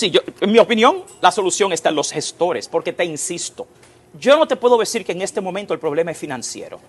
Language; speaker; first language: Spanish; native; Spanish